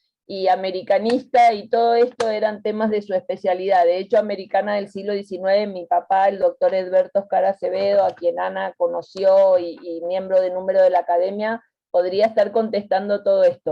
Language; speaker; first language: Spanish; native; Spanish